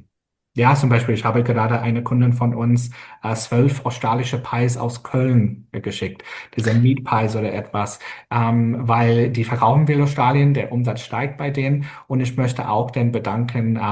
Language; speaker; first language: German; non-native, fluent; English